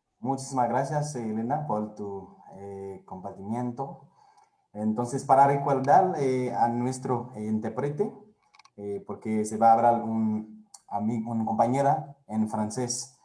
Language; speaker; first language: Spanish; non-native, fluent; Haitian Creole